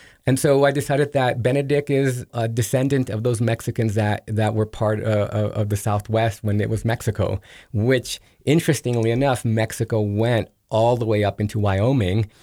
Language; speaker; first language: English; early bilingual, other home language; Spanish